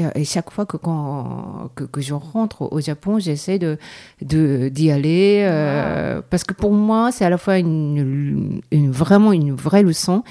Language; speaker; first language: French; non-native, fluent; Japanese